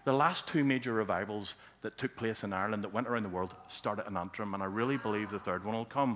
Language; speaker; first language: English; native; English